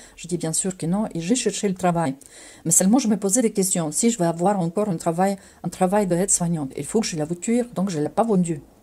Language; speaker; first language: French; non-native, fluent; Russian